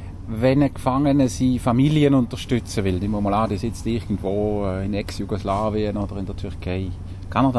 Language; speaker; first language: German; native; German